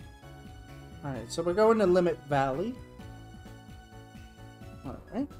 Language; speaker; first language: English; native; English